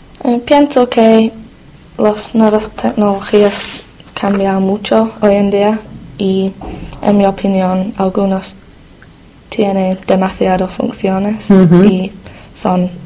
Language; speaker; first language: Spanish; non-native, learner; English